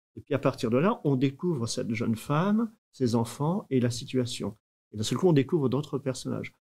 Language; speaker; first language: French; native; French